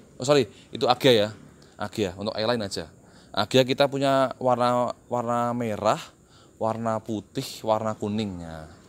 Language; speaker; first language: Indonesian; non-native, local second language; Javanese